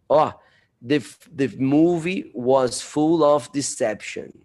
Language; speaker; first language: English; non-native, fluent; Portuguese